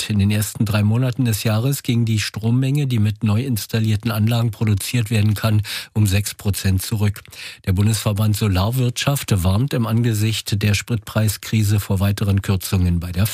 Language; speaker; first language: German; native; German